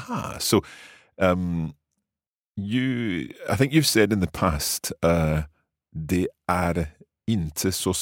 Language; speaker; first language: Swedish; non-native, learner; English